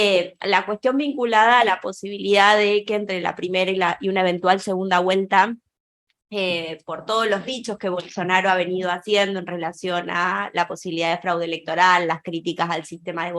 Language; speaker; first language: Spanish; native; Spanish